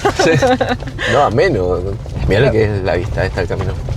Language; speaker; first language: Spanish; native; Spanish